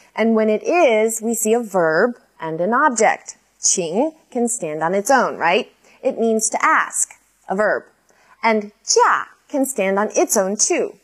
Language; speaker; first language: English; native; English